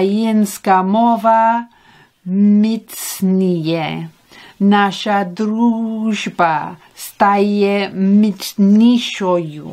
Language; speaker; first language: Ukrainian; non-native, learner; English